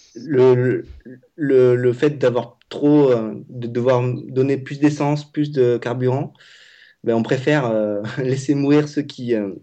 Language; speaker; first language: French; non-native, fluent; Vietnamese